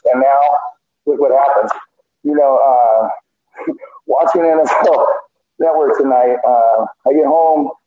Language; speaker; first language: English; native; English